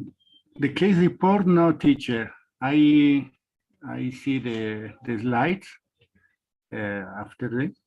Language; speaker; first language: English; non-native, learner; Spanish